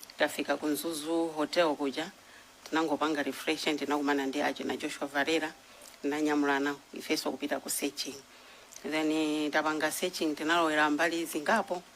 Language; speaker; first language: Nyanja; non-native, local second language; Tumbuka